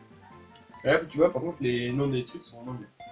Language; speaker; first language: French; native; French